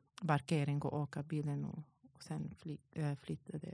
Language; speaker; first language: Swedish; non-native, learner; Arabic